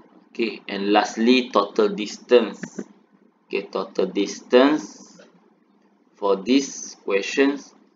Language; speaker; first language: English; non-native, local second language; Malay